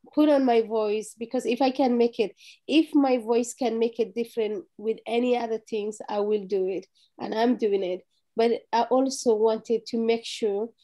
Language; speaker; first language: English; non-native, fluent; Somali